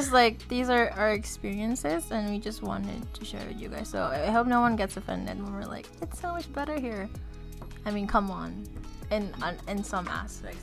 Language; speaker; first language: English; non-native, local second language; Filipino